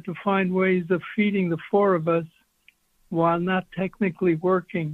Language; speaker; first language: English; native; English